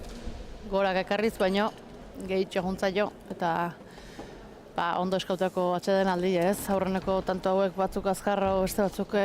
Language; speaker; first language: Basque; native; Basque